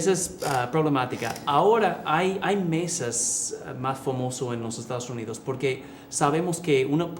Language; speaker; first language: Spanish; early bilingual, heritage; English